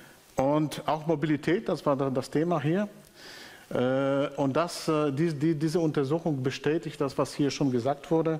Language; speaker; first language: German; non-native, fluent; Polish